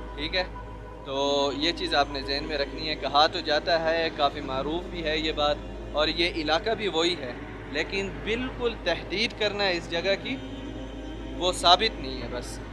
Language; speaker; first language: Urdu; native; Urdu